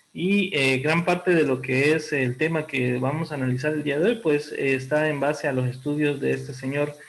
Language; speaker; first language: Spanish; native; Spanish